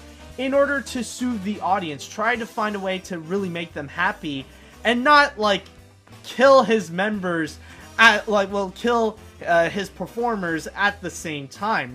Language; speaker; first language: English; native; English